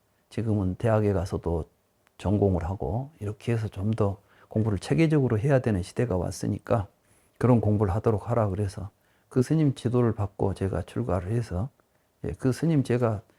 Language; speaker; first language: Korean; native; Korean